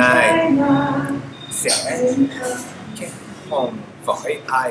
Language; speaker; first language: Vietnamese; non-native, fluent; Japanese